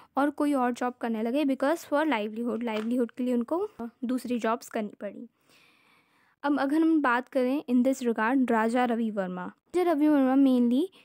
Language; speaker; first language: Hindi; native; Hindi